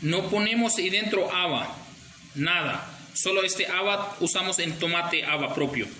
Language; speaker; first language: Spanish; non-native, learner; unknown